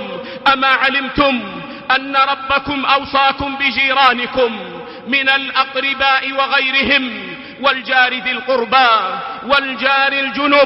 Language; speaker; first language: Arabic; native; Arabic